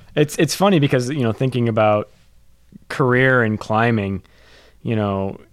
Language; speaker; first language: English; native; English